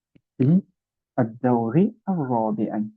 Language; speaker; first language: Arabic; non-native, fluent; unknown